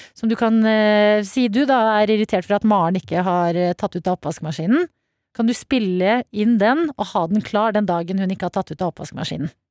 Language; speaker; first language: Norwegian; native; Norwegian